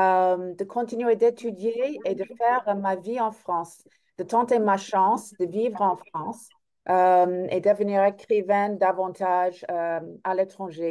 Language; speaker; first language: French; non-native, fluent; English